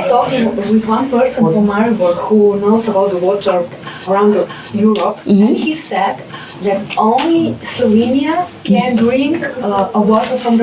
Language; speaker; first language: English; non-native, learner; Slovenian